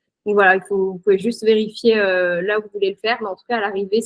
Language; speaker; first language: French; native; French